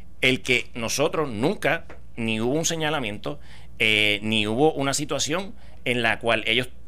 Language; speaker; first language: Spanish; native; Spanish